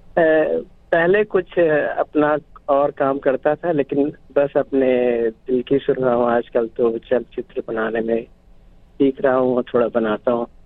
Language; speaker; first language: Hindi; non-native, fluent; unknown